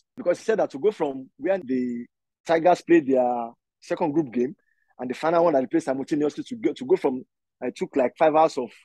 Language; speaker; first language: English; non-native, local second language; Yoruba